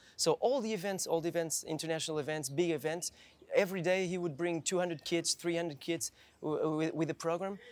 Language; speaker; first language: English; non-native, fluent; Portuguese